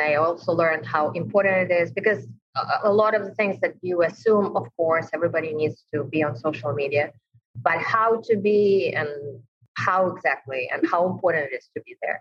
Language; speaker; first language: English; non-native, fluent; Ukrainian